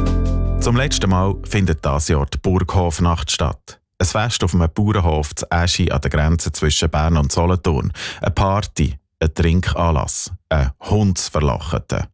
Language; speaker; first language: German; native; German